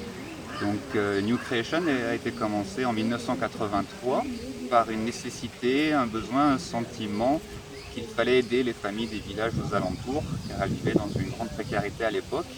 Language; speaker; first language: French; native; French